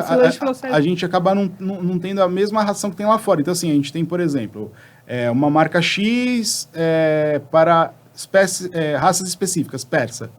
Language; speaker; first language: Portuguese; native; Portuguese